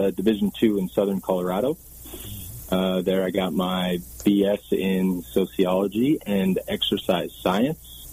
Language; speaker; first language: English; native; English